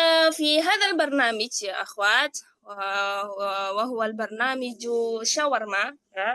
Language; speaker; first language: Arabic; non-native, fluent; Indonesian